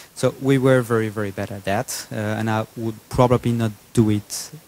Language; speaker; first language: English; non-native, fluent; French